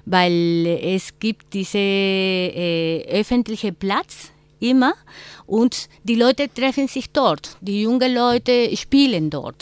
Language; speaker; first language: German; non-native, fluent; Spanish